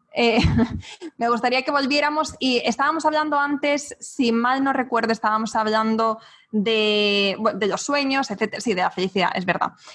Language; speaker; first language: Spanish; native; Spanish